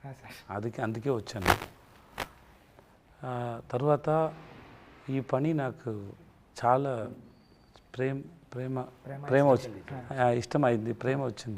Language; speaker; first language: Telugu; non-native, learner; Tamil